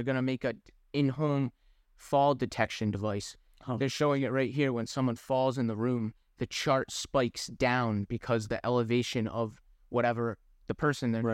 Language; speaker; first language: English; native; English